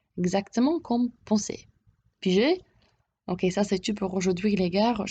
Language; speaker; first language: French; non-native, fluent; English